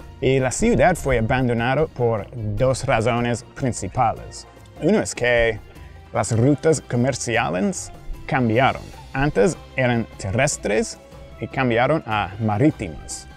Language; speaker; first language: Spanish; non-native, fluent; English